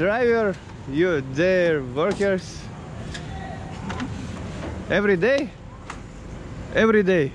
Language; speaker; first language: English; non-native, learner; Russian